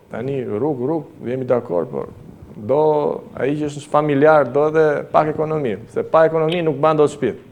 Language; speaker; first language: Albanian; native; Albanian